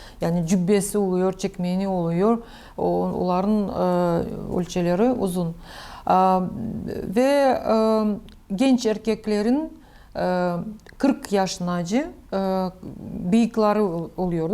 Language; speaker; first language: Turkish; non-native, learner; Crimean Tatar